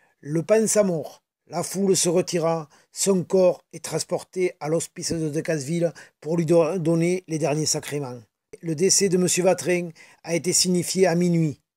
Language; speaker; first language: French; native; French